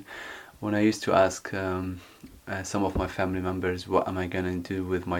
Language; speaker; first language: English; non-native, fluent; Arabic